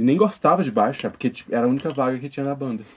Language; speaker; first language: Portuguese; native; Portuguese